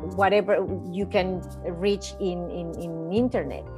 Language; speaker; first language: English; non-native, fluent; Spanish